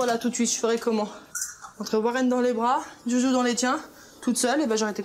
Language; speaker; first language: French; native; French